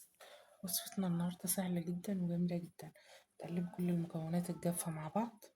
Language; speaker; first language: Arabic; native; Arabic